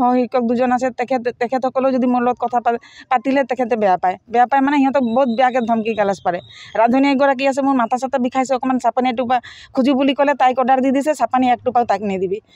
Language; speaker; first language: Assamese; non-native, local second language; Sadri